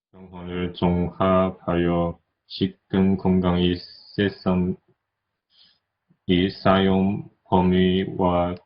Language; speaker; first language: Korean; non-native, learner; Chinese